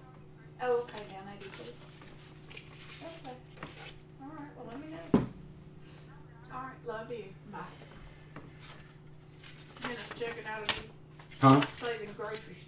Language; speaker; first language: English; native; English